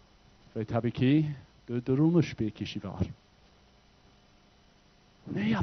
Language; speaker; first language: Turkish; non-native, fluent; English